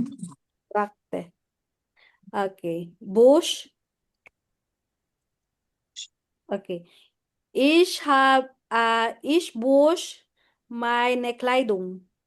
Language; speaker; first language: German; non-native, fluent; Filipino